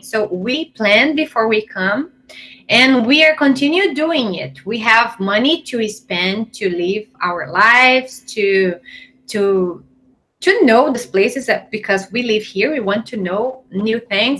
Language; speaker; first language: English; non-native, learner; Portuguese